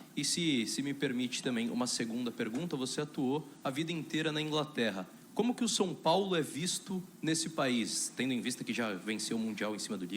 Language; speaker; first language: Portuguese; native; Portuguese